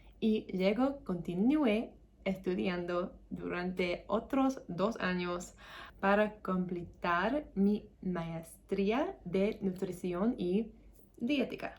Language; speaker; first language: Spanish; non-native, learner; English